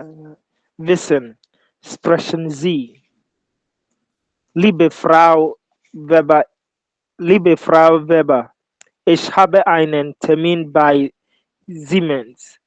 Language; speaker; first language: German; non-native, learner; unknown